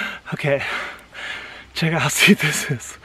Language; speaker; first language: English; native; English